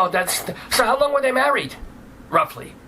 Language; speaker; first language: English; native; English